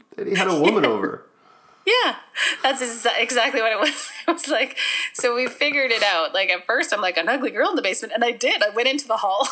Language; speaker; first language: English; native; English